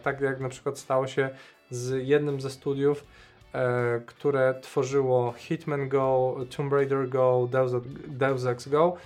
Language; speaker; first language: Polish; native; Polish